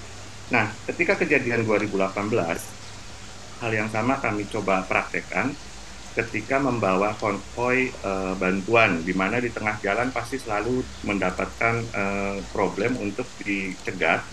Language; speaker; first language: Indonesian; native; Indonesian